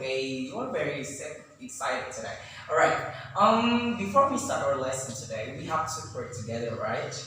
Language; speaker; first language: English; non-native, learner; Indonesian